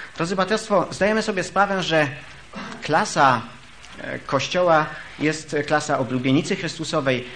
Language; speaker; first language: Polish; early bilingual, heritage; Polish